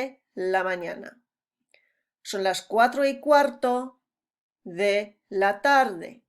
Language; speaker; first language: Spanish; non-native, fluent; English